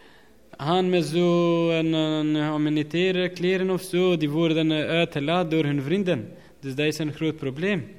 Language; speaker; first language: Dutch; non-native, learner; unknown